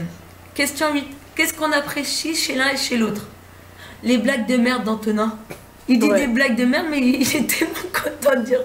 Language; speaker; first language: French; native; French